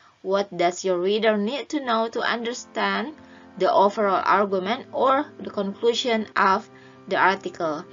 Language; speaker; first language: English; non-native, fluent; Indonesian